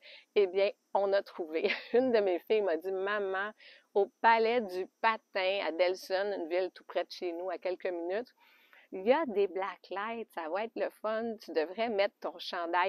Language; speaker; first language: French; native; French